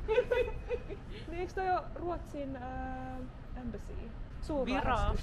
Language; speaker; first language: Finnish; native; Finnish